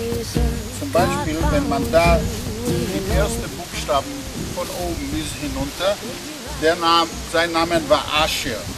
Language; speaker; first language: German; non-native, fluent; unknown